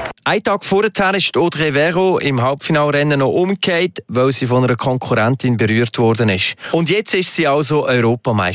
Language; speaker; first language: German; native; German